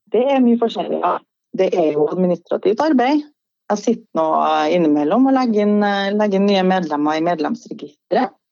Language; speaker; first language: Norwegian; native; Norwegian